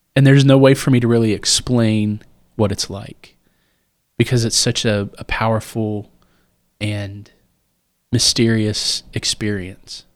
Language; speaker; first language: English; native; English